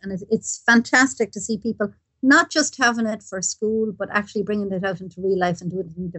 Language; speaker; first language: English; native; English